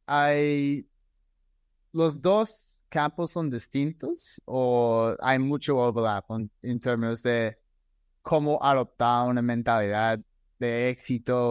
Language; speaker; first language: Spanish; non-native, fluent; English